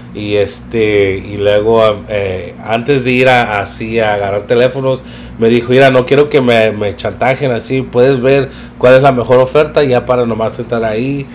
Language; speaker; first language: Spanish; early bilingual, heritage; Spanish